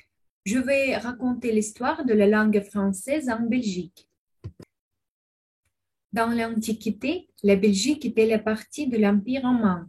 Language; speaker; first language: French; non-native, fluent; Russian